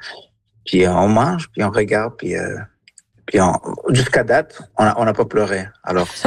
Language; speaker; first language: French; non-native, fluent; Spanish